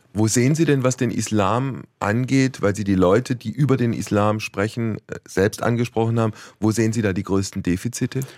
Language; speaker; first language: German; native; German